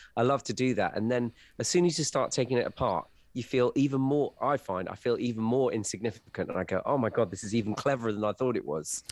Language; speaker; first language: English; native; English